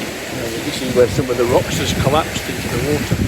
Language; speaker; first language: English; native; English